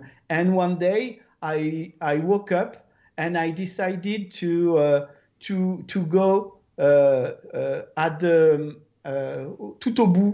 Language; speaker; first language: English; non-native, learner; French